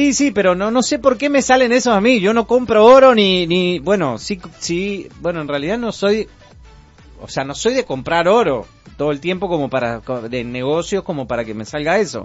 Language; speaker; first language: Spanish; native; Spanish